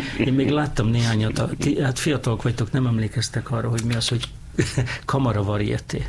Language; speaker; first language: Hungarian; native; Hungarian